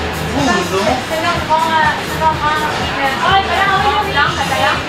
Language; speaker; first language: French; non-native, learner; Spanish